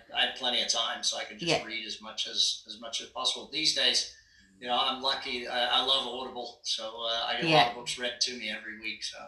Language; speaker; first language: English; native; English